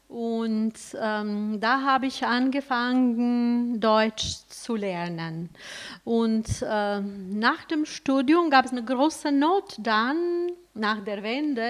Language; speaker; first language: German; non-native, fluent; Albanian